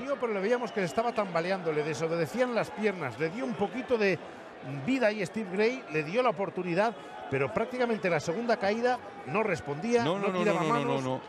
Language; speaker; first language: Spanish; native; Spanish